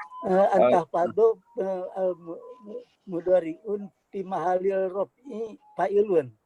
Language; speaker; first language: Arabic; non-native, learner; Indonesian